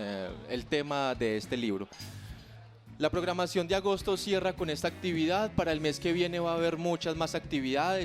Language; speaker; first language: Spanish; native; Spanish